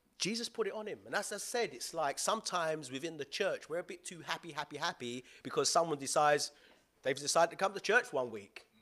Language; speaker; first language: English; native; English